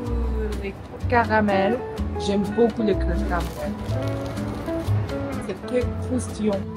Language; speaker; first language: French; non-native, learner; English